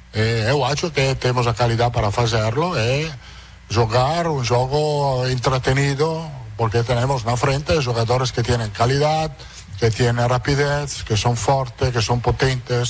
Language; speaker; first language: Portuguese; non-native, fluent; Italian